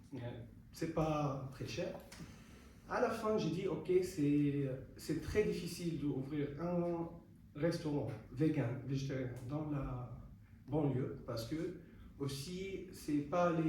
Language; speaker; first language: French; non-native, fluent; Arabic